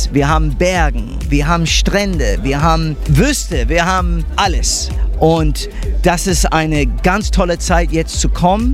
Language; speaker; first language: German; early bilingual, heritage; English